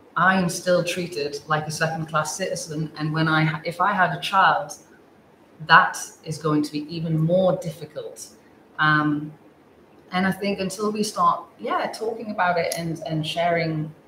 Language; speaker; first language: English; native; English